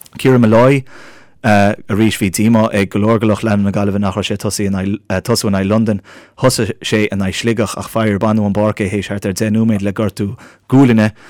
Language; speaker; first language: Irish; native; Irish